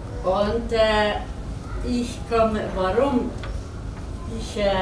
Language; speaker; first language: German; non-native, learner; Albanian